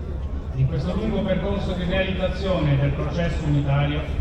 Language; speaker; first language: Italian; native; Italian